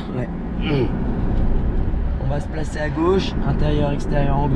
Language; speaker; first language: French; native; French